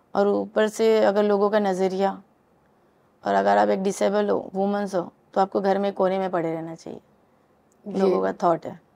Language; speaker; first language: Hindi; native; Hindi